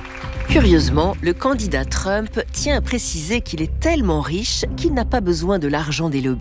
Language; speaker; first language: French; native; French